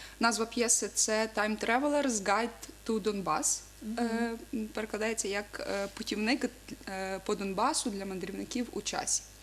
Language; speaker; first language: Ukrainian; native; Ukrainian